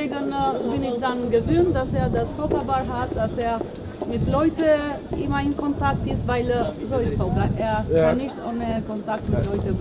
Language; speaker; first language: German; non-native, learner; Albanian